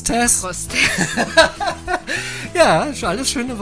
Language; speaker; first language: German; native; German